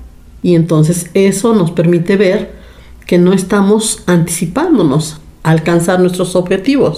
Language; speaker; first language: Spanish; native; Spanish